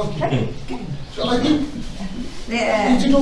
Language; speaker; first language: English; non-native, learner; Japanese